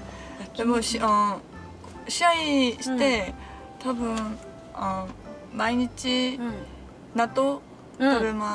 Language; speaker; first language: Japanese; non-native, learner; Korean